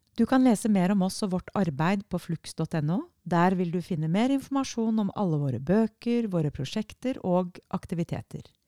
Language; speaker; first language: Norwegian; native; Norwegian